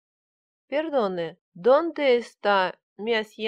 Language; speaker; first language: Spanish; non-native, learner; Russian